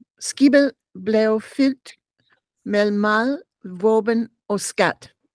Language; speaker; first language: Danish; non-native, learner; English